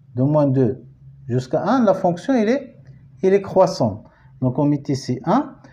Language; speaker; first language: French; non-native, local second language; Arabic